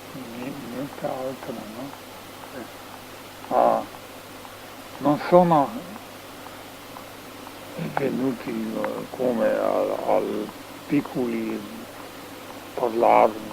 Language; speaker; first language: Italian; non-native, learner; Slovenian